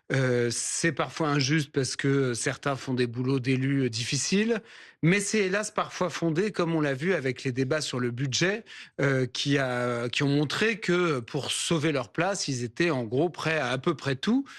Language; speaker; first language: French; native; French